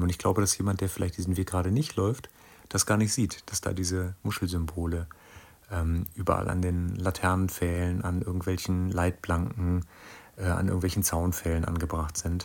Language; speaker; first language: German; native; German